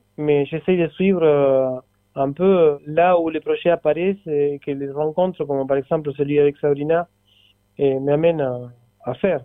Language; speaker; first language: French; non-native, fluent; Spanish